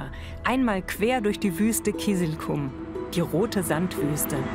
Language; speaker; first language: German; native; German